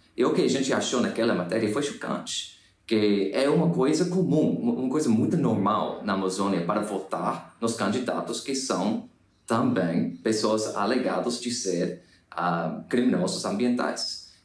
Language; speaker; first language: Portuguese; non-native, fluent; English